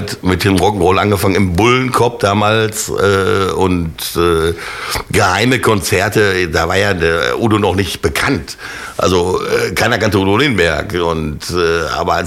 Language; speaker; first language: German; native; German